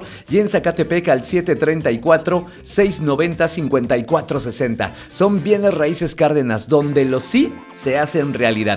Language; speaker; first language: Spanish; native; Spanish